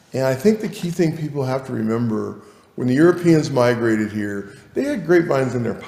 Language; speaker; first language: English; native; English